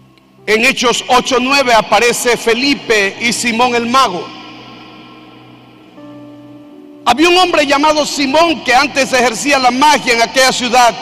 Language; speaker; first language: Spanish; native; Spanish